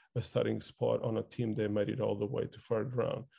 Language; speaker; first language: English; non-native, fluent; Portuguese